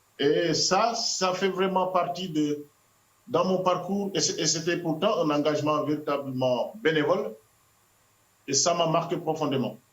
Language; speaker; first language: French; non-native, local second language; Wolof